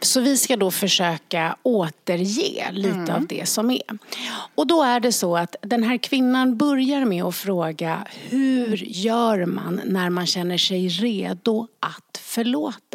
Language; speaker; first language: Swedish; native; Swedish